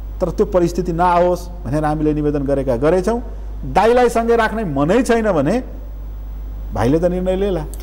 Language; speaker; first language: Nepali; non-native, local second language; Maithili